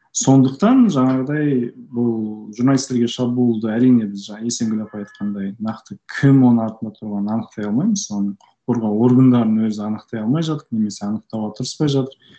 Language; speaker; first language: Kazakh; native; Kazakh